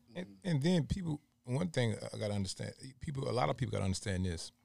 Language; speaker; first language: English; native; English